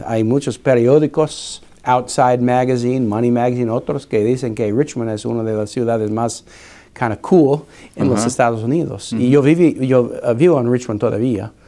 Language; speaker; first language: Spanish; non-native, fluent; English